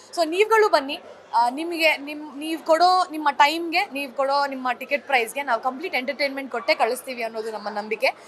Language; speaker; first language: Kannada; native; Kannada